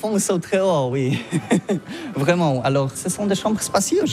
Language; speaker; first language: French; non-native, learner; Polish